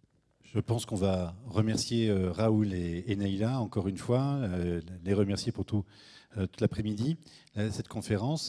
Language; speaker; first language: French; native; French